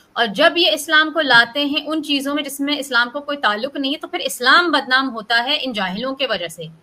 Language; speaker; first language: Urdu; native; Urdu